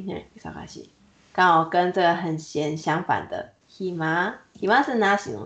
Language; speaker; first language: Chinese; non-native, fluent; Japanese